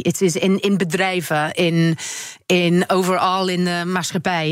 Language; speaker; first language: Dutch; non-native, learner; English